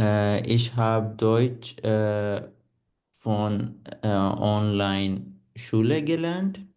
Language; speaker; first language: German; non-native, learner; Punjabi